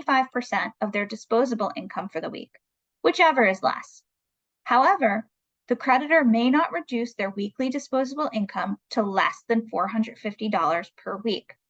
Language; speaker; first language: English; native; English